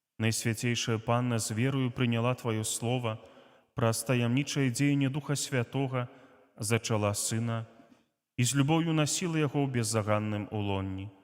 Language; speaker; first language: Belarusian; native; Belarusian